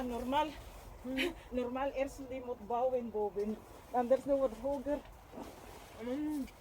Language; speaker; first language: Dutch; non-native, learner; Cebuano